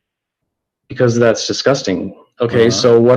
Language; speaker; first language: English; native; English